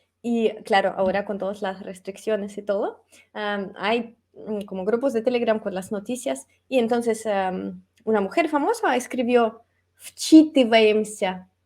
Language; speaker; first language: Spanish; non-native, fluent; Russian